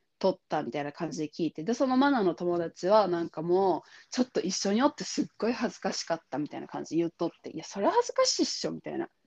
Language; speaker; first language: Japanese; native; Japanese